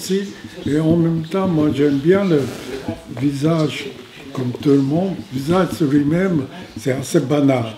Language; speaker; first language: French; non-native, fluent; Japanese